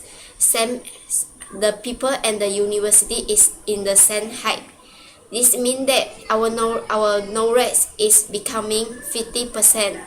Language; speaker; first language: English; non-native, local second language; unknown